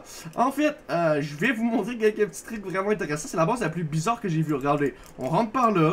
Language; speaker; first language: French; native; French